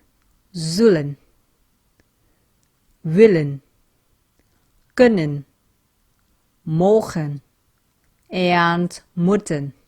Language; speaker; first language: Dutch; non-native, fluent; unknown